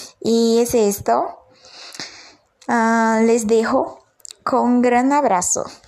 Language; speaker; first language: Spanish; non-native, learner; Portuguese